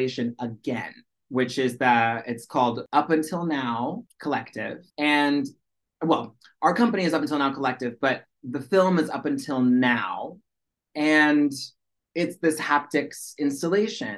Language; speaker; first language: English; early bilingual, other home language; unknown